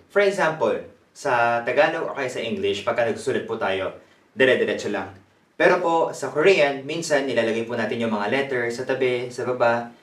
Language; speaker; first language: Filipino; non-native, fluent; Korean